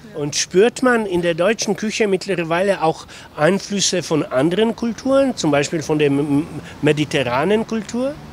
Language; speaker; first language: German; native; German